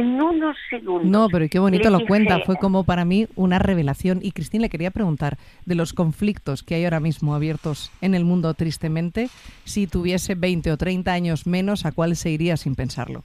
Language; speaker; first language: Spanish; native; Spanish